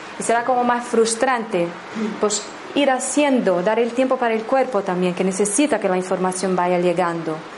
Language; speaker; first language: Spanish; non-native, fluent; Portuguese